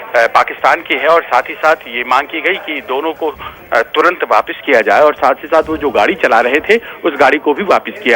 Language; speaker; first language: Hindi; native; Hindi